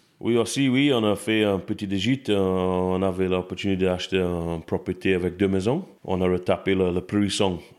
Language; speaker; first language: French; non-native, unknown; English